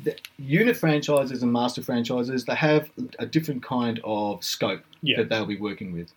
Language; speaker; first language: English; native; English